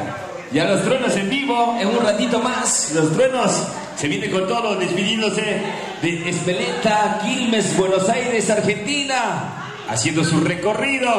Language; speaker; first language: Spanish; native; Spanish